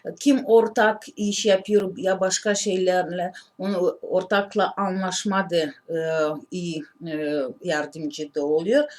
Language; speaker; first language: Turkish; non-native, learner; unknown